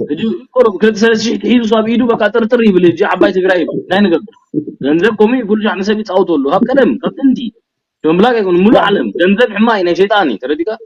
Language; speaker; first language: Tigrinya; early bilingual, heritage; Tigrinya